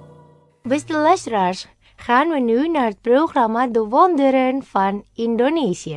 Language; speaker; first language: Dutch; non-native, learner; Indonesian